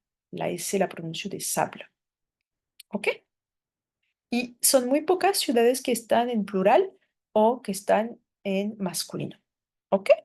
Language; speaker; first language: Spanish; non-native, fluent; French